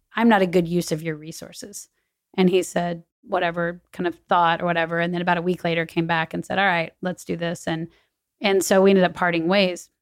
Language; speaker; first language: English; native; English